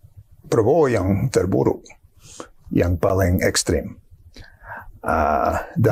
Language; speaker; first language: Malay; non-native, fluent; English